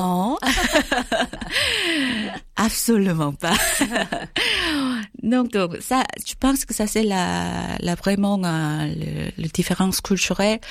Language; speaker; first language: French; non-native, fluent; Korean